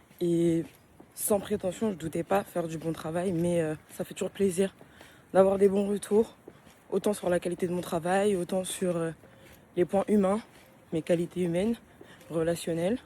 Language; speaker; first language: French; native; French